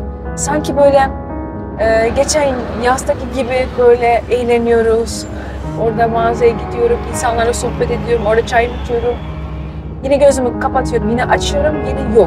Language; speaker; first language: Turkish; early bilingual, heritage; Turkish